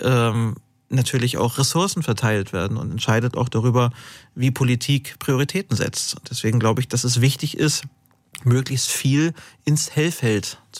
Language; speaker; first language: German; native; German